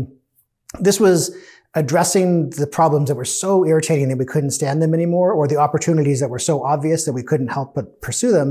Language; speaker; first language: English; native; English